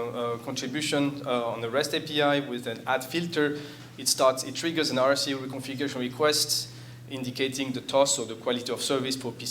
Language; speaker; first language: English; non-native, fluent; French